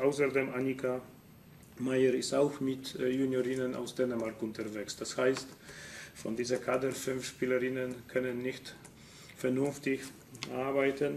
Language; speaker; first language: German; non-native, fluent; Polish